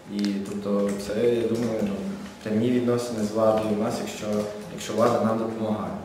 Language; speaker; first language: Ukrainian; native; Ukrainian